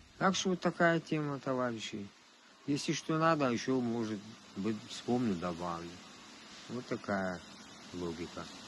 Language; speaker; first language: Russian; non-native, local second language; Tajik